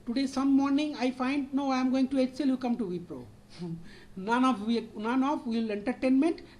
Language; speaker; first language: English; non-native, local second language; Bangla